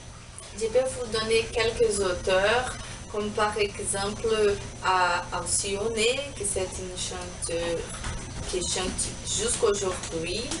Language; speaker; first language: French; non-native, learner; Portuguese